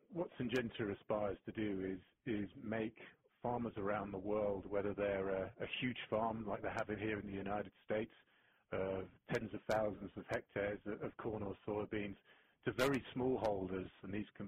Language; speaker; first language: English; native; English